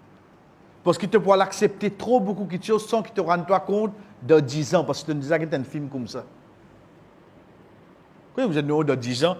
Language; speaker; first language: French; non-native, local second language; Morisyen